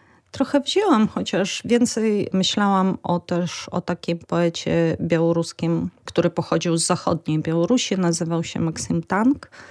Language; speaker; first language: Polish; non-native, fluent; Russian